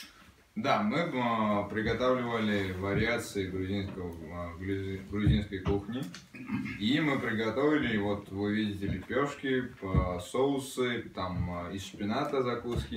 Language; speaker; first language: Russian; non-native, fluent; Georgian